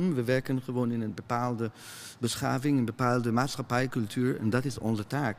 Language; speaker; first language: Dutch; non-native, fluent; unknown